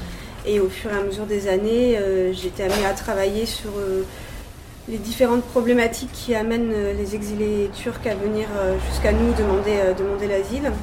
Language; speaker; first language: French; native; French